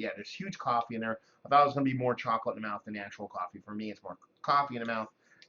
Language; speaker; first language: English; native; English